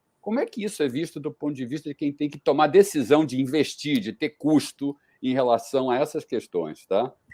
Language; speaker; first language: Portuguese; native; Portuguese